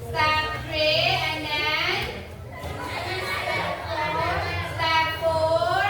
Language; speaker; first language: English; non-native, learner; Indonesian